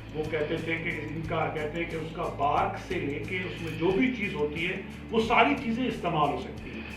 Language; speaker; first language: Urdu; non-native, local second language; Sindhi